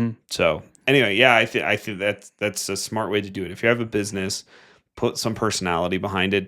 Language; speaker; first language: English; native; English